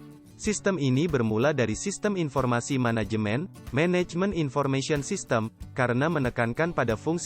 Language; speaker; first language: Indonesian; native; Indonesian